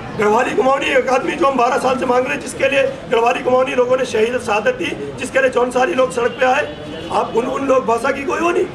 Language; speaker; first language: Hindi; non-native, local second language; Garhwali